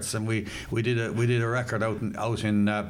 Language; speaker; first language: English; native; English